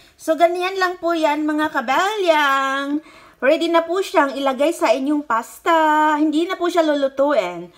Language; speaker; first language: Filipino; non-native, local second language; Cebuano